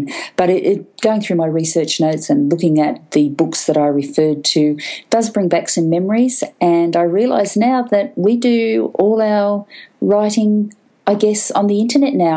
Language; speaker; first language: English; native; English